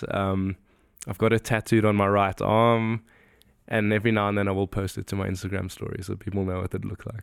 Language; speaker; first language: English; native; English